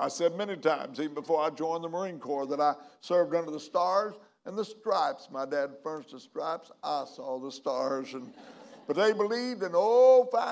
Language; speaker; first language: English; native; English